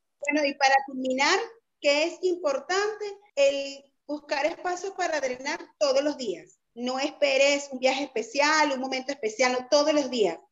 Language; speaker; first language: Spanish; native; Spanish